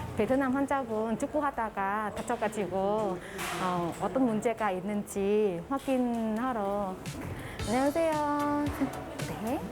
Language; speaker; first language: Korean; non-native, fluent; Vietnamese